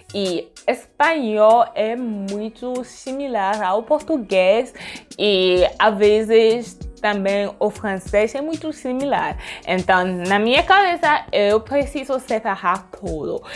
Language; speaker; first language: Portuguese; non-native, learner; French